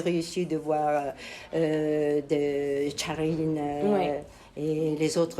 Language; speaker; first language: French; non-native, learner; Kazakh